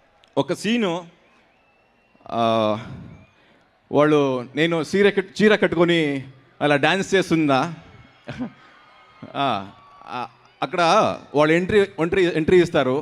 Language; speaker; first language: Telugu; non-native, learner; Kannada